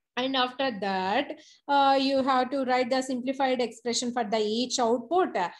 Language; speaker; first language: English; non-native, local second language; Telugu